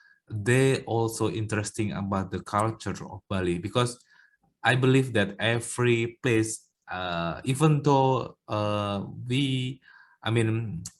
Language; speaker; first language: English; non-native, learner; Indonesian